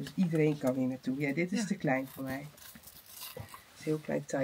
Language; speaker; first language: Dutch; native; Dutch